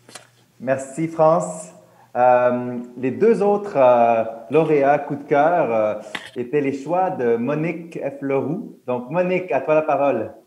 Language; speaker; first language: French; native; French